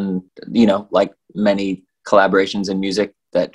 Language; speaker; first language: English; native; English